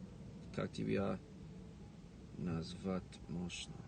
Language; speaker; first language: Russian; non-native, learner; English